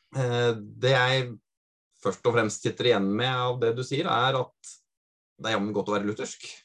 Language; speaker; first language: Norwegian; native; Norwegian